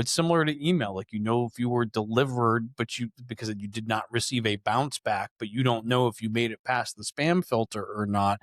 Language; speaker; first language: English; native; English